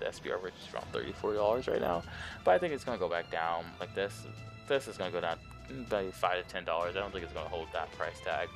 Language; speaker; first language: English; native; English